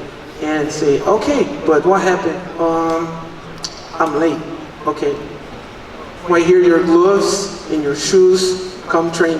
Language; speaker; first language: English; non-native, learner; Portuguese